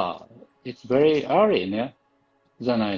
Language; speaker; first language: English; non-native, learner; Japanese